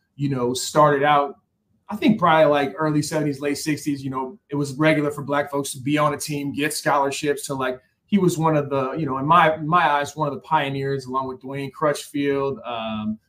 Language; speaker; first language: English; native; English